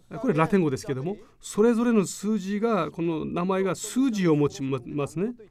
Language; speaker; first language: Japanese; non-native, fluent; Korean